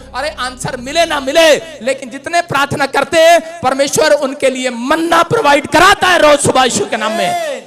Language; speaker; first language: Hindi; non-native, local second language; Punjabi